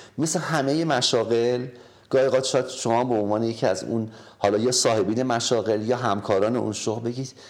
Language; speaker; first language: Persian; native; Persian